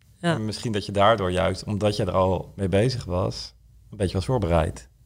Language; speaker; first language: Dutch; native; Dutch